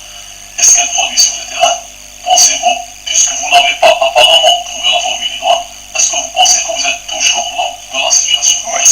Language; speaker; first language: French; native; French